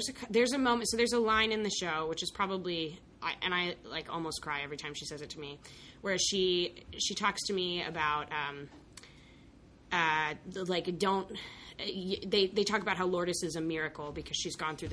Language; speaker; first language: English; native; English